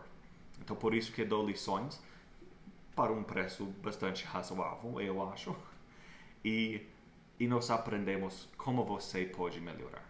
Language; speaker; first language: Portuguese; non-native, fluent; English